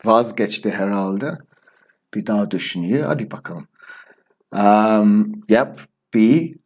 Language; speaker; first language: Turkish; non-native, fluent; English